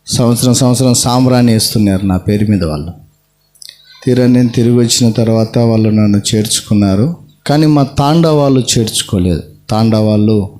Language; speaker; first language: Telugu; non-native, local second language; Lambadi